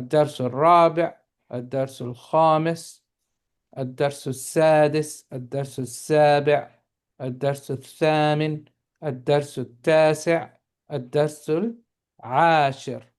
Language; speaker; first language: Arabic; non-native, fluent; English